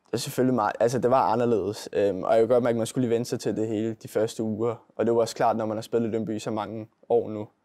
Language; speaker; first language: Danish; native; Danish